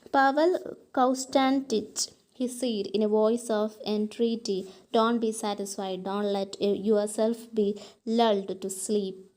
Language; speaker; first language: English; non-native, local second language; Malayalam